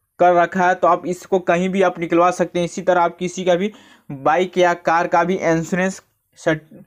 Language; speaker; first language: Hindi; native; Hindi